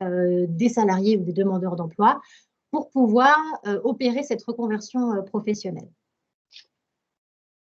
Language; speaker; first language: French; native; French